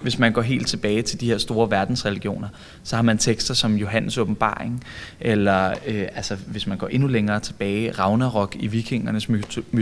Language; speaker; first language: Danish; native; Danish